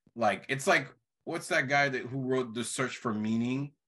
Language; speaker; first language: English; non-native, fluent; Haitian Creole